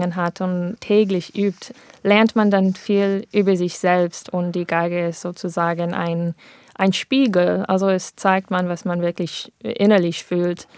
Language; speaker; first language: German; non-native, fluent; English